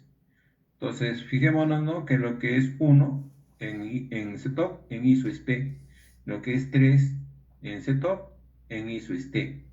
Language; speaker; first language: Spanish; native; Spanish